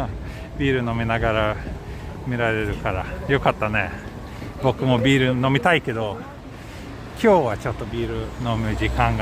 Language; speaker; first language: Japanese; non-native, fluent; Swedish